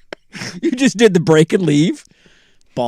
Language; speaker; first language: English; native; English